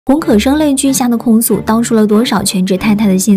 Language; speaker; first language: Chinese; native; Chinese